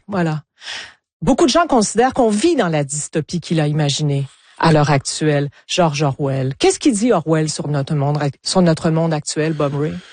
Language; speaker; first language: French; native; French